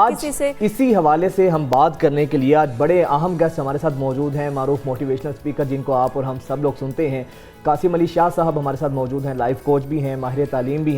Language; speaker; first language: Urdu; native; Urdu